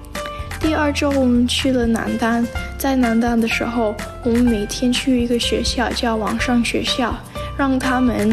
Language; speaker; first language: Chinese; non-native, learner; English